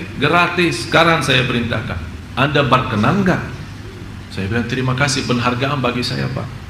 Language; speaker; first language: Indonesian; non-native, fluent; Arabic